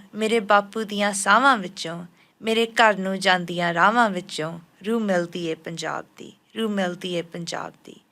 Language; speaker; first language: Punjabi; early bilingual, heritage; Punjabi